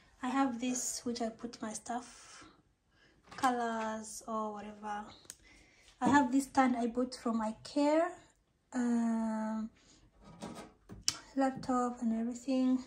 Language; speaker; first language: English; non-native, local second language; Swahili